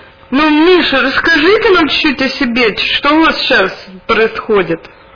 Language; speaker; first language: Russian; native; Russian